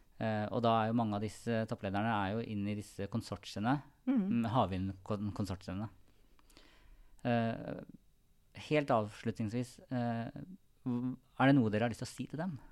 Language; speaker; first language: Norwegian; native; Norwegian